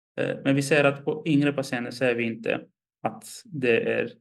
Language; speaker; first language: Swedish; non-native, fluent; Greek